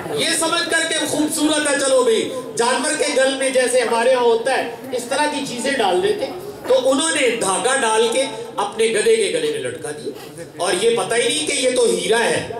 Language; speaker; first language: Urdu; non-native, local second language; Punjabi